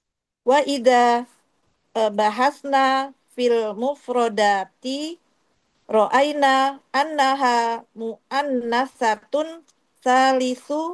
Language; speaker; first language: Arabic; non-native, learner; Indonesian